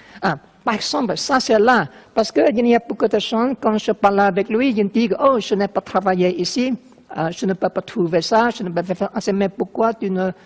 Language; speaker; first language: French; non-native, learner; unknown